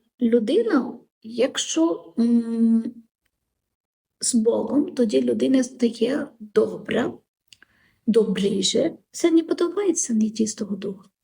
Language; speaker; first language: Ukrainian; non-native, learner; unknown